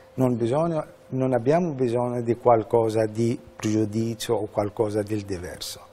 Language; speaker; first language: Italian; non-native, fluent; Arabic